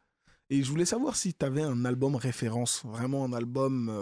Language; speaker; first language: French; native; French